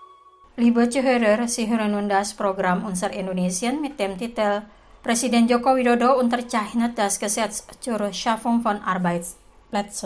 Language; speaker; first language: German; non-native, fluent; Indonesian